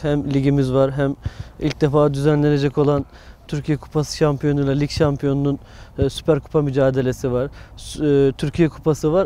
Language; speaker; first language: Turkish; native; Turkish